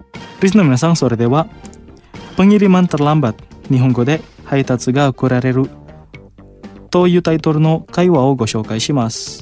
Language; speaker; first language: Japanese; non-native, fluent; Indonesian